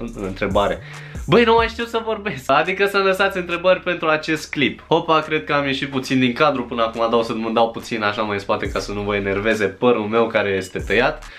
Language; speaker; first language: Romanian; early bilingual, other home language; Chinese